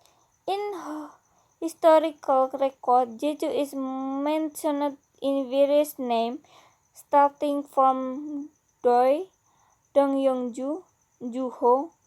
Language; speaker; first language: English; non-native, learner; Indonesian